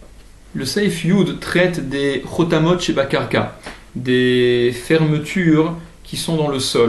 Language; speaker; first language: French; native; French